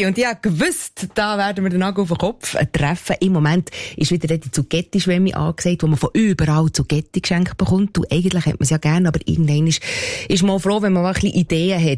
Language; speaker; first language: German; native; German